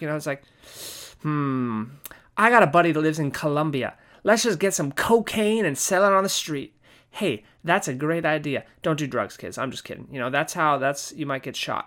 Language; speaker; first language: English; native; English